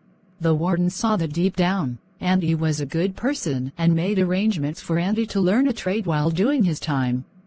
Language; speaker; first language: English; non-native, learner; Khmer